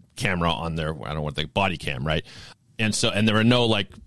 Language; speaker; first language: English; native; English